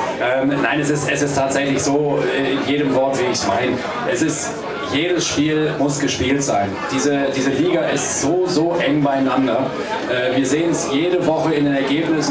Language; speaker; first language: German; native; German